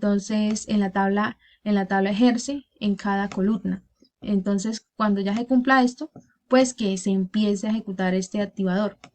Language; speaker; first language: Spanish; native; Spanish